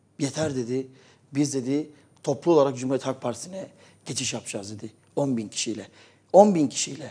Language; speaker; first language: Turkish; native; Turkish